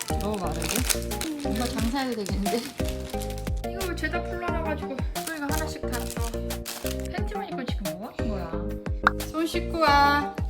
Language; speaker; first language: Korean; native; Korean